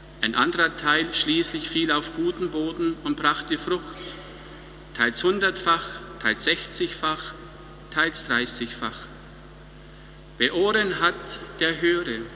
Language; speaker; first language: German; native; German